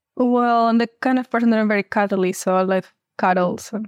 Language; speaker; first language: English; non-native, fluent; Spanish